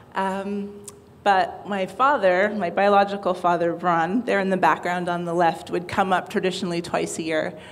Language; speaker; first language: English; native; English